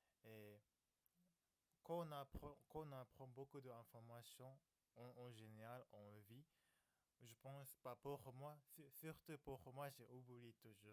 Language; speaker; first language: French; non-native, learner; Japanese